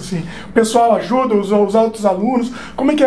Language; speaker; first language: Portuguese; native; Portuguese